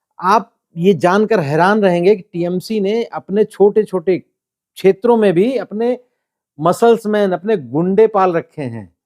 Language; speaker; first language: Hindi; native; Hindi